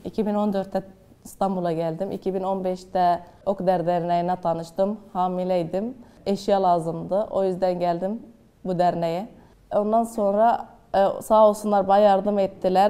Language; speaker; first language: Turkish; non-native, learner; Arabic